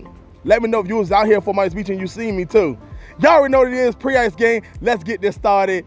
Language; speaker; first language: English; native; English